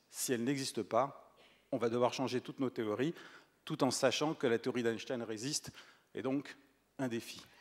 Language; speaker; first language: French; native; French